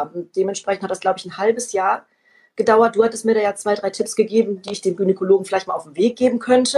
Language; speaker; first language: German; native; German